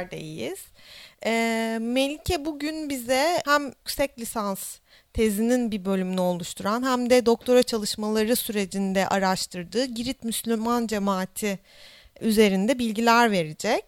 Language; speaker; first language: Turkish; native; Turkish